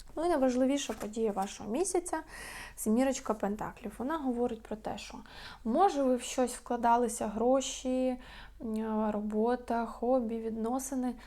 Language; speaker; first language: Ukrainian; non-native, local second language; Russian